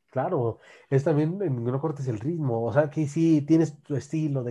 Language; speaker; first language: Spanish; native; Spanish